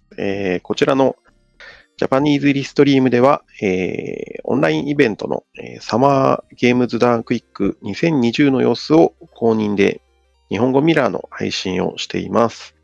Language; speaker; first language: Japanese; native; Japanese